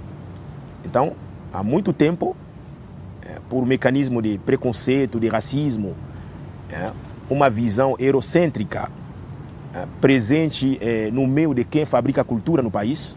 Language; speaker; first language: Portuguese; non-native, fluent; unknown